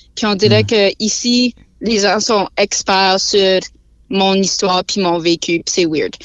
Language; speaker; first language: French; native; French